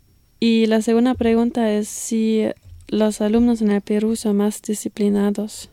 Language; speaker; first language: Spanish; non-native, fluent; German